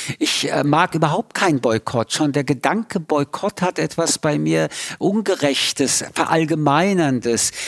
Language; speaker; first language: German; early bilingual, other home language; French